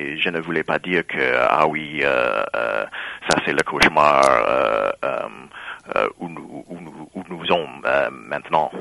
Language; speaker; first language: French; non-native, fluent; English